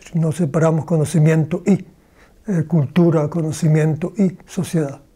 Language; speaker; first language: Spanish; native; Spanish